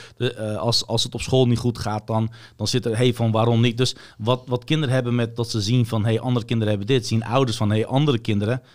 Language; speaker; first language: Dutch; early bilingual, other home language; Bosnian